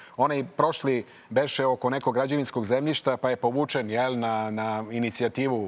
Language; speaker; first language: Serbian; native; Serbian